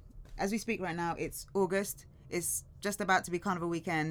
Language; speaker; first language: English; native; English